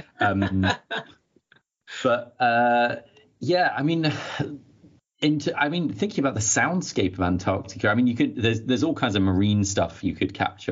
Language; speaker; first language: English; native; English